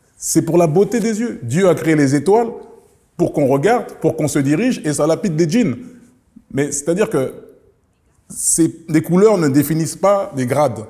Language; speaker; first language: French; early bilingual, other home language; Lingala